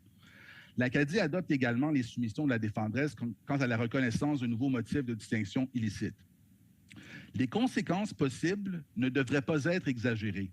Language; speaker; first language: French; native; French